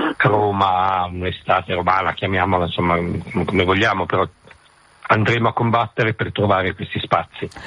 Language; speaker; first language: Italian; native; Italian